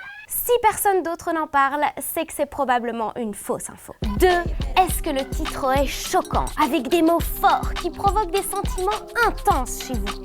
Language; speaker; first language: French; native; French